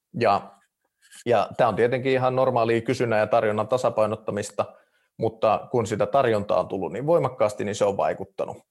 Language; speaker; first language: Finnish; native; Finnish